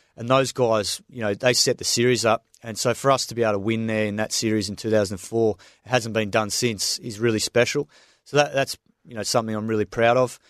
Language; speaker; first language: English; native; English